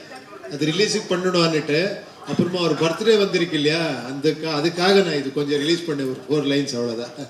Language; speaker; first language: Tamil; non-native, fluent; Kannada